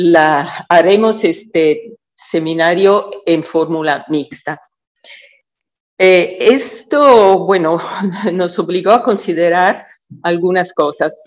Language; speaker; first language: Spanish; non-native, fluent; Italian